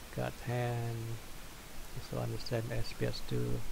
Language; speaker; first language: English; non-native, local second language; Malay